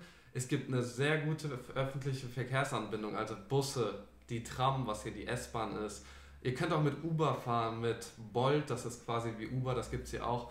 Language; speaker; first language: German; native; German